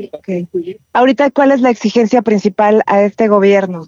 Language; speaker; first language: Spanish; native; Spanish